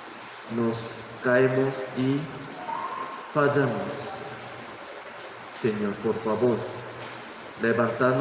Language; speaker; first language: Spanish; non-native, learner; Korean